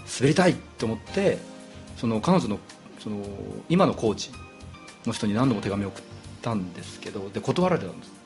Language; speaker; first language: Japanese; native; Japanese